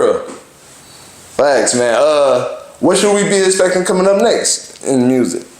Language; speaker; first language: English; native; English